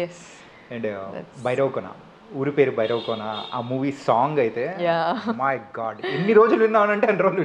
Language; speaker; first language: Telugu; native; Telugu